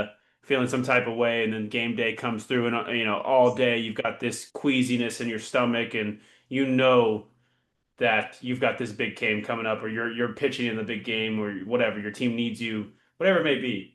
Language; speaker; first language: English; native; English